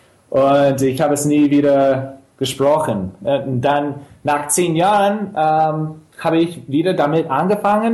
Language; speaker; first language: German; non-native, fluent; English